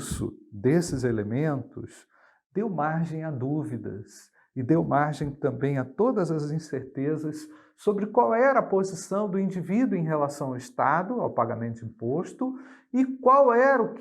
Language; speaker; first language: Portuguese; native; Portuguese